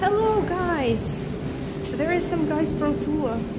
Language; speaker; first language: English; non-native, fluent; Russian